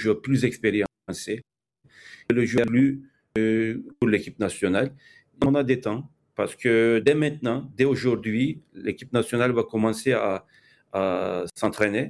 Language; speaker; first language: French; non-native, fluent; Turkish